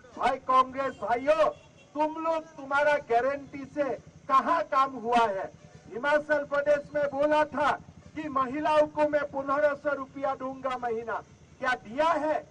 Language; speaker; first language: Hindi; non-native, local second language; Assamese